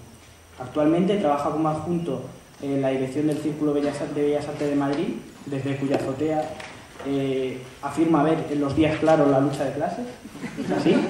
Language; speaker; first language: Spanish; native; Spanish